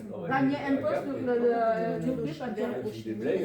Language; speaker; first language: French; early bilingual, other home language; Vietnamese